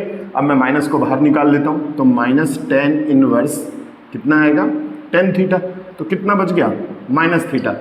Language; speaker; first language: Hindi; native; Hindi